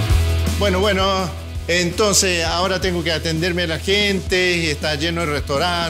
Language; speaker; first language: Spanish; early bilingual, heritage; Spanish